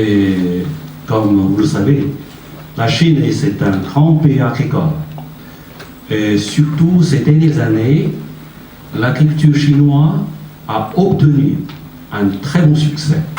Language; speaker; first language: French; non-native, fluent; Chinese